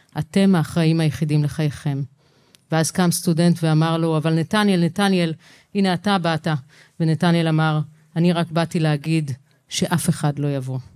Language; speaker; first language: Hebrew; native; Hebrew